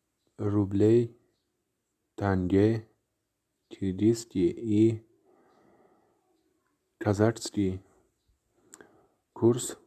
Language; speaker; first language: Russian; non-native, learner; Tajik